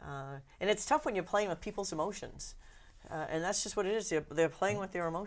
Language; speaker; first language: English; native; English